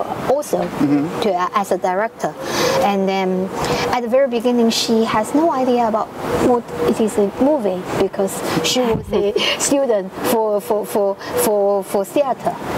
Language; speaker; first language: English; non-native, fluent; Chinese